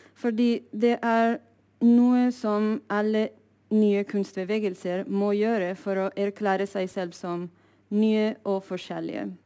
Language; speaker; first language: Norwegian; non-native, fluent; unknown